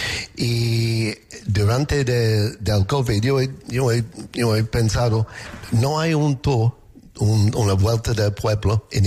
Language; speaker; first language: Spanish; non-native, learner; English